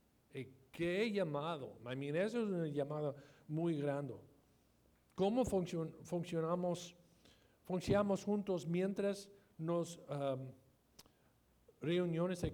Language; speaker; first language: Spanish; non-native, fluent; English